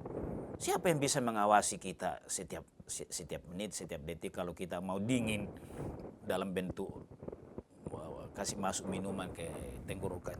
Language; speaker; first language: Indonesian; native; Indonesian